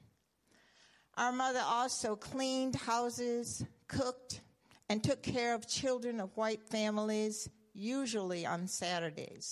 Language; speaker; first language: English; native; English